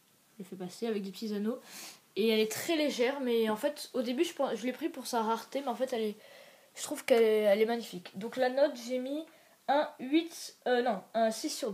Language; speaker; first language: French; native; French